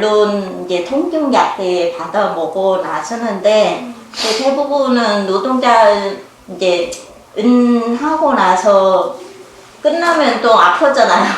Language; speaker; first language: Korean; non-native, learner; Vietnamese